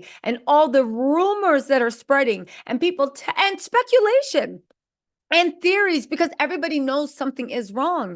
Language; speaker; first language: English; native; English